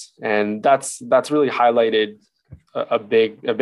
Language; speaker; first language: English; native; English